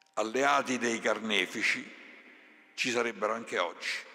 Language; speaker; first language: Italian; native; Italian